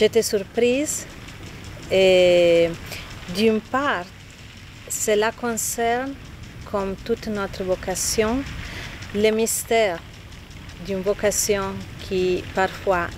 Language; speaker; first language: French; non-native, fluent; Italian